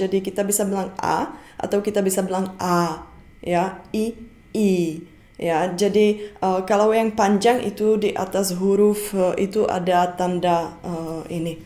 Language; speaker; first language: Indonesian; non-native, fluent; Czech